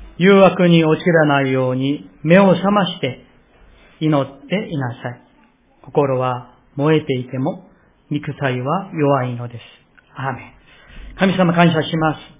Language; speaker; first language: Japanese; non-native, fluent; Korean